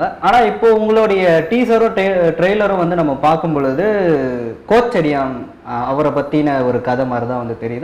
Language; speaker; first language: Tamil; native; Tamil